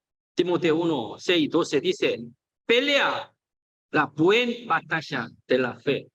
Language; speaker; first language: Spanish; non-native, learner; Korean